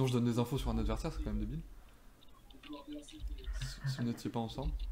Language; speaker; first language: French; native; French